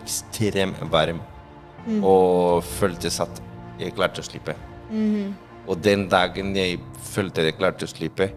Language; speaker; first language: Norwegian; non-native, fluent; Spanish